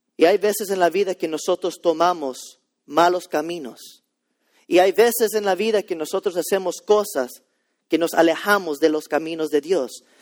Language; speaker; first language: Spanish; early bilingual, heritage; Spanish